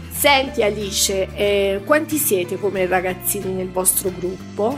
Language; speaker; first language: Italian; native; Italian